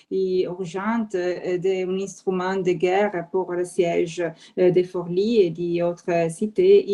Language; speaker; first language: French; non-native, fluent; Italian